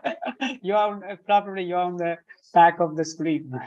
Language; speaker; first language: English; non-native, fluent; Chinese